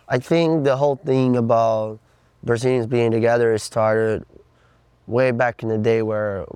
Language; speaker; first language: English; non-native, fluent; Portuguese